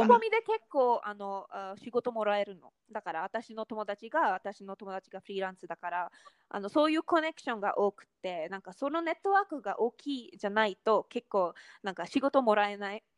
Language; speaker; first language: Japanese; non-native, fluent; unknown